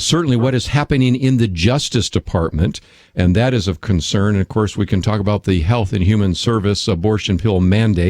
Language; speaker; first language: English; native; English